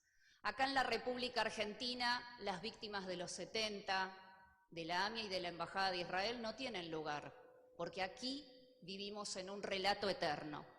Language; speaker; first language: Spanish; native; Spanish